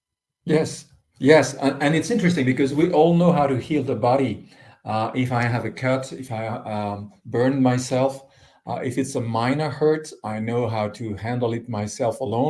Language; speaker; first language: English; non-native, fluent; French